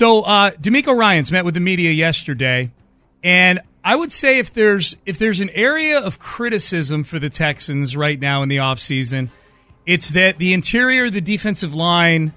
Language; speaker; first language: English; native; English